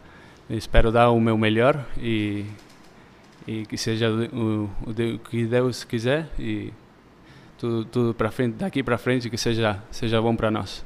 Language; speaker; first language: Portuguese; early bilingual, heritage; Spanish